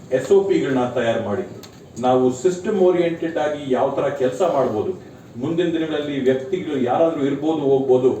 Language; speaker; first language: Kannada; native; Kannada